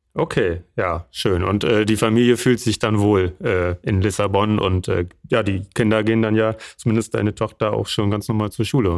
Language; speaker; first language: German; native; German